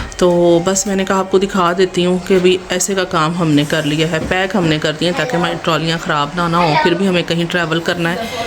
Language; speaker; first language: Urdu; native; Urdu